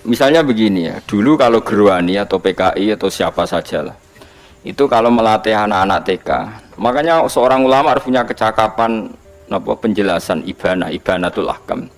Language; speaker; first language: Indonesian; non-native, local second language; Javanese